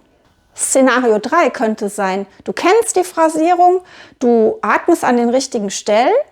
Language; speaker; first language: German; native; German